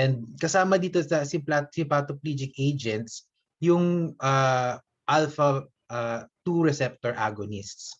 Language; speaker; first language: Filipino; native; Filipino